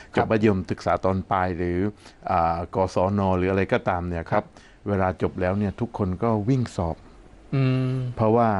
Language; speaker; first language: Thai; native; Thai